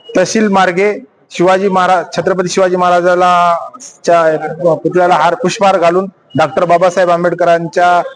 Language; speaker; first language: Marathi; non-native, local second language; Lambadi